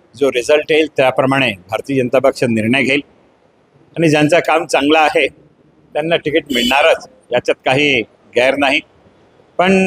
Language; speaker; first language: Marathi; non-native, local second language; Hindi